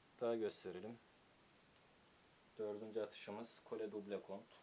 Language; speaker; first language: Turkish; native; Turkish